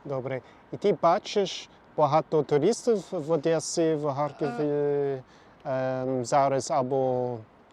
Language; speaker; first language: Ukrainian; non-native, learner; English